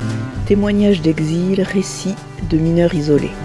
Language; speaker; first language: French; native; French